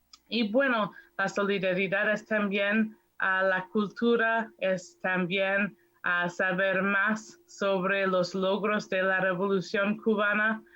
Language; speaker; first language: Spanish; non-native, fluent; English